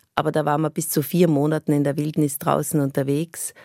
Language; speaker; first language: German; native; German